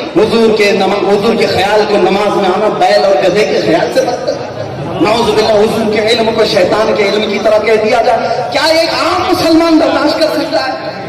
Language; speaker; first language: Urdu; native; Urdu